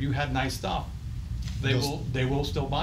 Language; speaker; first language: English; native; English